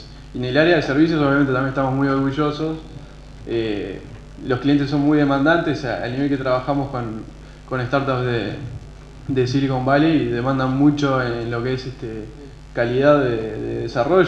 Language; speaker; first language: Spanish; native; Spanish